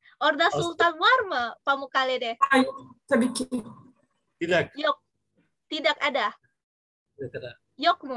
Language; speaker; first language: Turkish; non-native, fluent; Indonesian